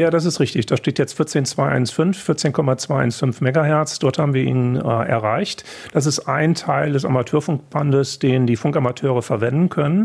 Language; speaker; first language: German; native; German